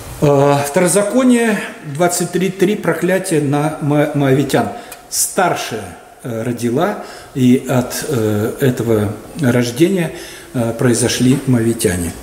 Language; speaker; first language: Russian; native; Russian